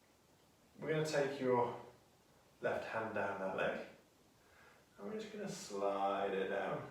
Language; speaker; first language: English; native; English